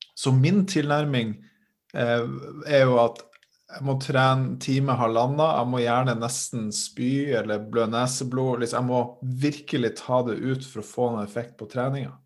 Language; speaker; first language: Norwegian; native; Norwegian